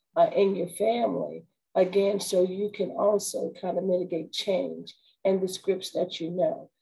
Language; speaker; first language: English; native; English